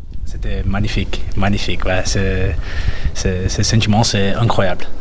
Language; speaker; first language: French; non-native, fluent; Portuguese